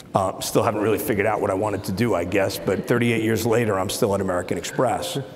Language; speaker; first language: English; native; English